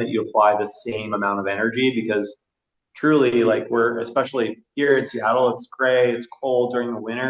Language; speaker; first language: English; native; English